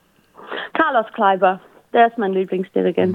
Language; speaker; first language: German; native; German